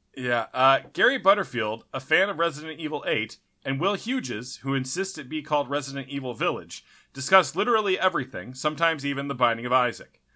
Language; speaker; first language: English; native; English